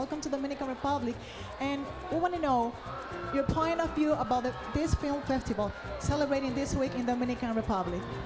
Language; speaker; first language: English; non-native, fluent; Spanish